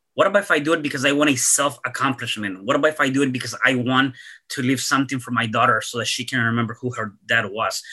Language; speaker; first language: English; early bilingual, other home language; Spanish